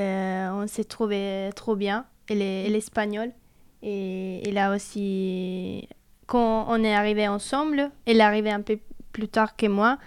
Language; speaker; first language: French; non-native, fluent; Italian